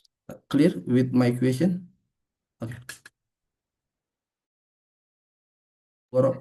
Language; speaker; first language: English; non-native, fluent; Indonesian